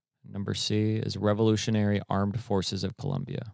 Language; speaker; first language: English; early bilingual, other home language; Spanish